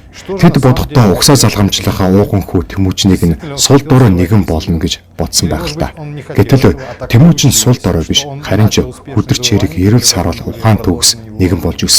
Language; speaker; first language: Mongolian; native; Mongolian